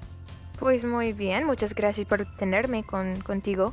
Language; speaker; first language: Spanish; non-native, fluent; English